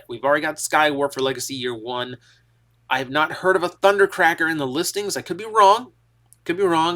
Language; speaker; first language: English; native; English